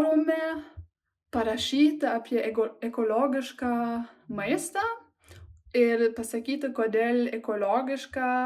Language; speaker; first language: Lithuanian; non-native, learner; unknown